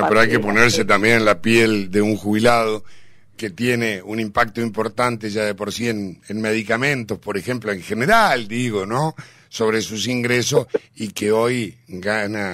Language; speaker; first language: Spanish; native; Spanish